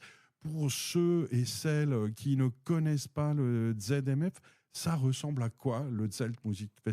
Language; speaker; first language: French; native; French